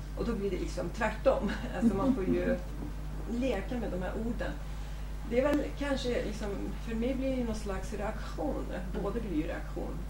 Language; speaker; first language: Swedish; non-native, fluent; Kurdish